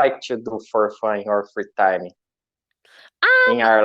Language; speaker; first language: English; non-native, learner; Portuguese